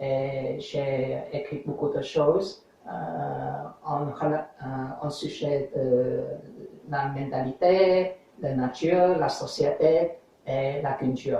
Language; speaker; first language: French; non-native, learner; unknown